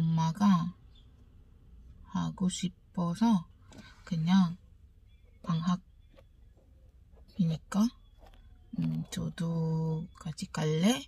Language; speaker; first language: Korean; non-native, learner; Malay